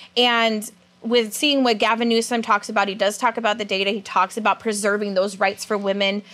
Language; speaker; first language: English; native; English